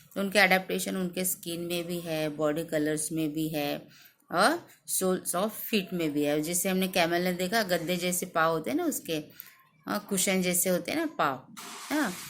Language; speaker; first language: Hindi; non-native, local second language; Marathi